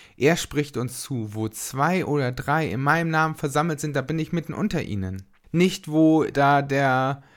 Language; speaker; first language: German; native; German